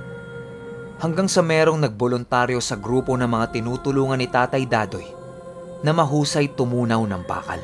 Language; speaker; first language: Filipino; native; Filipino